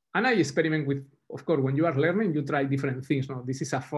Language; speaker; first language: English; non-native, fluent; Spanish